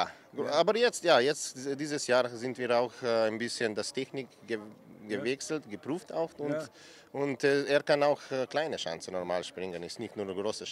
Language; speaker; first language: German; non-native, learner; Slovenian